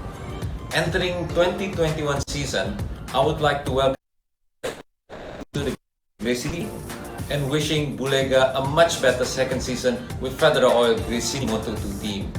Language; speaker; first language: English; non-native, fluent; Indonesian